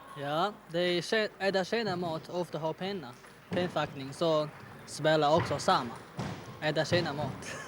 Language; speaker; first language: Swedish; non-native, learner; Chinese